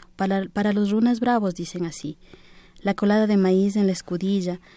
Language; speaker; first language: Spanish; native; Spanish